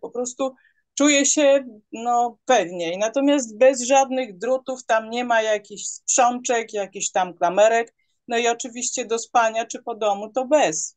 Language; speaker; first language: Polish; native; Polish